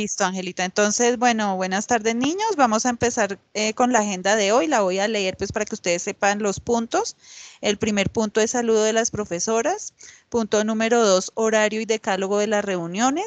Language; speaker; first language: Spanish; native; Spanish